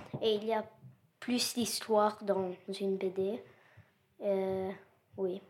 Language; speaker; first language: French; non-native, learner; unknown